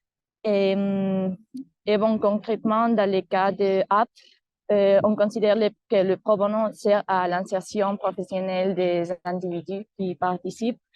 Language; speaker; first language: French; non-native, fluent; Spanish